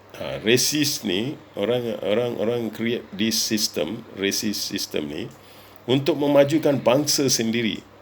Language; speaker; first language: Malay; non-native, local second language; Tamil